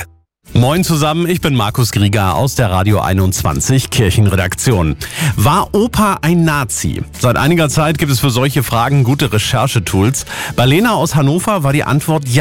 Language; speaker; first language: German; native; German